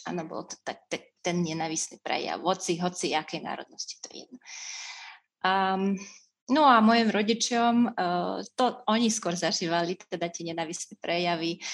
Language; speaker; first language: Slovak; non-native, fluent; Russian